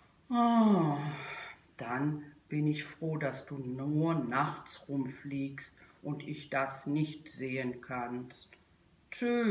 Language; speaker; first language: German; native; German